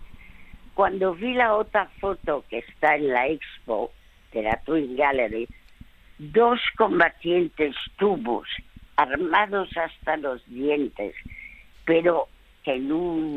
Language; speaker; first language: Spanish; early bilingual, other home language; French